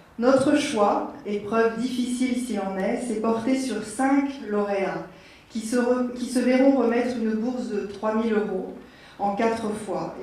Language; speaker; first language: French; native; French